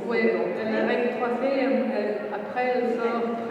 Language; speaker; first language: French; non-native, fluent; Spanish